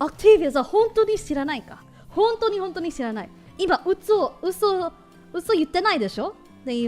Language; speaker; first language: Japanese; non-native, learner; English